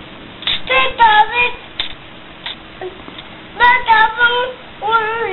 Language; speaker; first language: Spanish; native; Spanish